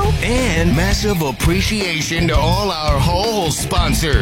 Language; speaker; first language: English; native; English